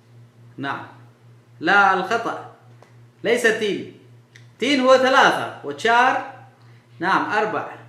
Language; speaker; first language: Arabic; non-native, fluent; Urdu